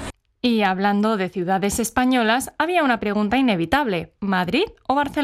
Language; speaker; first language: Spanish; non-native, fluent; Czech